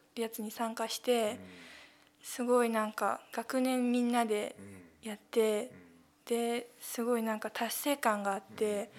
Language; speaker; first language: Japanese; early bilingual, heritage; Cantonese